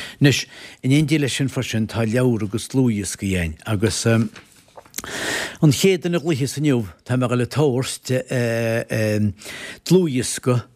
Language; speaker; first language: Irish; native; Irish